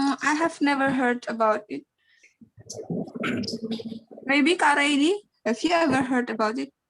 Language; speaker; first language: English; non-native, learner; Indonesian